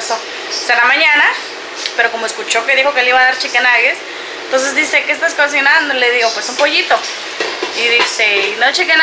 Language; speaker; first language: Spanish; native; Spanish